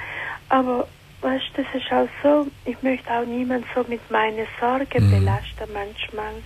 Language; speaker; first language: German; non-native, learner; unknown